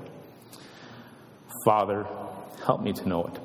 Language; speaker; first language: English; native; English